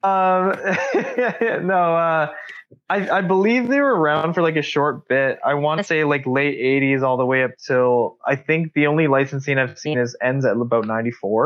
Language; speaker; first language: English; native; English